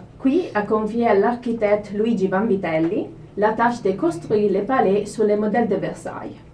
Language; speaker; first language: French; non-native, learner; Italian